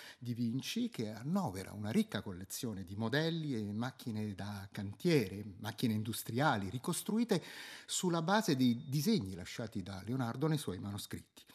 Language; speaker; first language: Italian; native; Italian